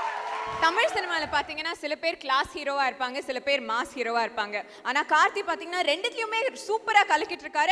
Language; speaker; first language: Tamil; native; Tamil